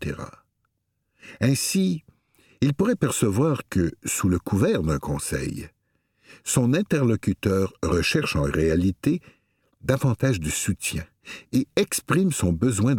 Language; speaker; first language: French; native; French